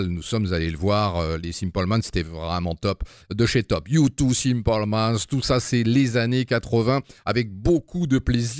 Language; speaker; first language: French; native; French